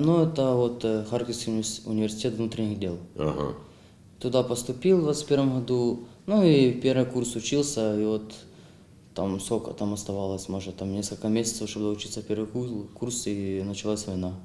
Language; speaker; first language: Russian; non-native, local second language; Ukrainian